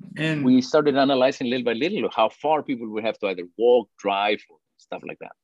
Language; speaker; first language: English; non-native, fluent; Spanish